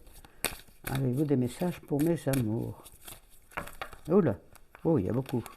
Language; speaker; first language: French; native; French